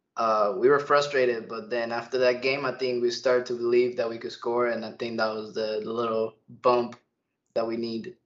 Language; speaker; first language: English; early bilingual, other home language; Spanish